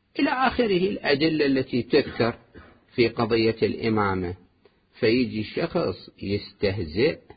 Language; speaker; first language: Arabic; native; Arabic